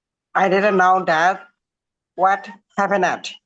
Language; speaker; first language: English; non-native, learner; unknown